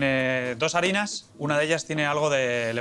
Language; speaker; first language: Spanish; native; Spanish